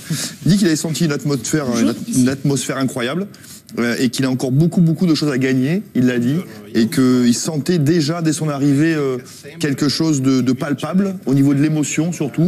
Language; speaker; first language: French; native; French